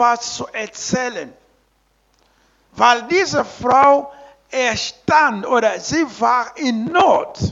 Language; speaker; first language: German; non-native, learner; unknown